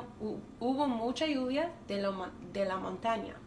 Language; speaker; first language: Spanish; non-native, fluent; English